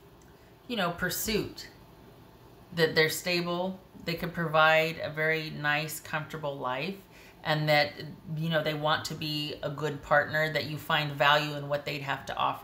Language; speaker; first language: English; native; English